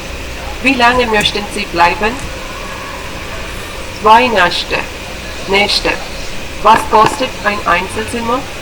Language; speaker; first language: German; non-native, learner; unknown